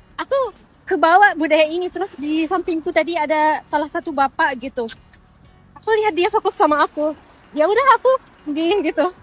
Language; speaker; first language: Indonesian; non-native, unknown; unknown